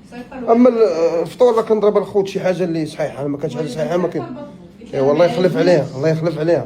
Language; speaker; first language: Arabic; native; Arabic